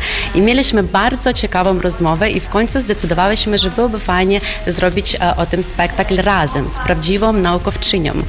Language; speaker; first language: Polish; non-native, fluent; Ukrainian